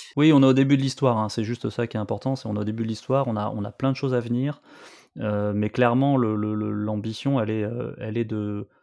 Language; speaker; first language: French; native; French